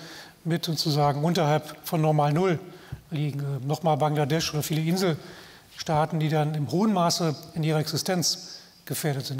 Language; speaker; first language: German; native; German